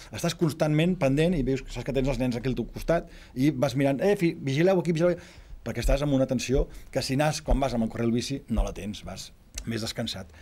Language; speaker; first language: Catalan; native; Catalan